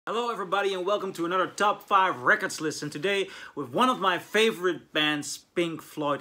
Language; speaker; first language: English; non-native, fluent; Dutch